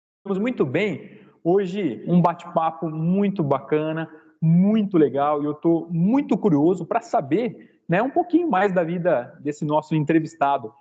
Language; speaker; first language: Portuguese; native; Portuguese